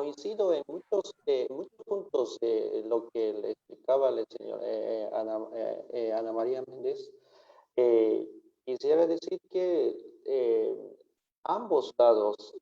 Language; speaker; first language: Spanish; non-native, fluent; Japanese